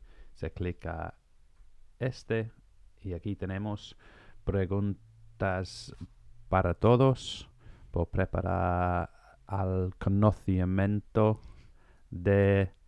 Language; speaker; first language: Spanish; non-native, fluent; English